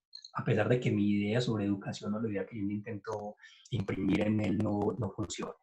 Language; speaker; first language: Spanish; native; Spanish